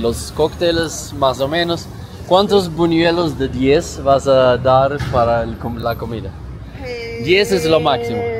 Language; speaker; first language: Spanish; non-native, learner; Swedish